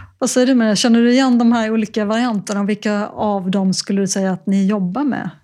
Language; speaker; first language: Swedish; native; Swedish